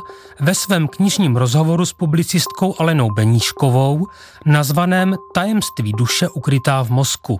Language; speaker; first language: Czech; native; Czech